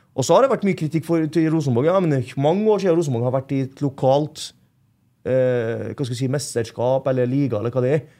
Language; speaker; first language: Norwegian; non-native, fluent; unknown